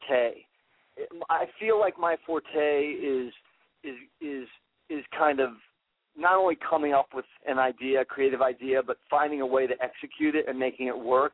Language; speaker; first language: English; native; English